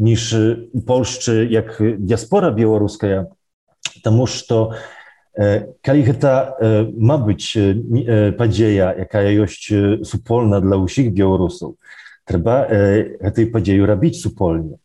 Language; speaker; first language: Belarusian; non-native, local second language; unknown